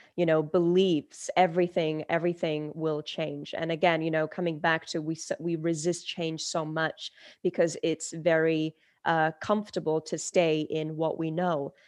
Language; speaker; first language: English; early bilingual, other home language; Turkish